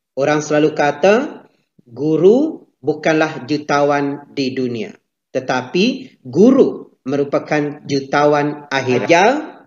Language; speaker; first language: Malay; native; Malay